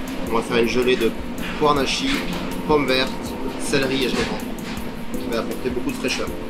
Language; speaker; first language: French; native; French